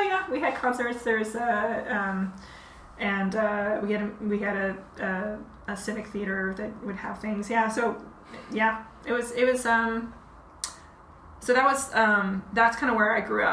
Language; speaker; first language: English; native; English